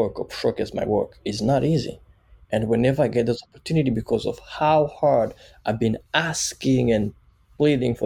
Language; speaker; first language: English; non-native, local second language; Kinyarwanda